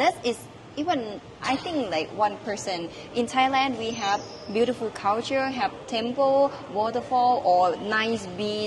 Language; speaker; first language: English; non-native, learner; Thai